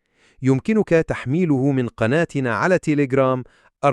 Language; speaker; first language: Arabic; non-native, fluent; Urdu